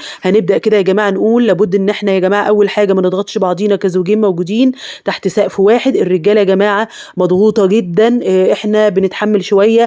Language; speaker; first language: Arabic; native; Arabic